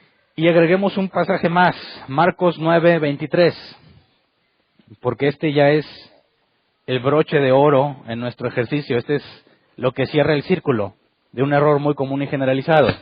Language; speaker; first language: Spanish; native; Spanish